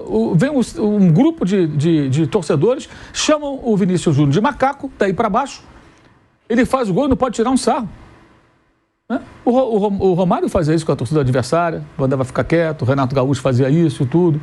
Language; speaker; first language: Portuguese; native; Portuguese